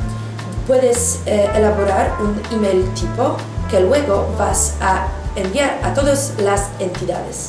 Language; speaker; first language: Spanish; non-native, fluent; Polish